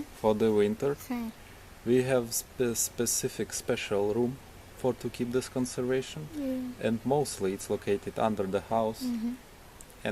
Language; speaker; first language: English; non-native, learner; Ukrainian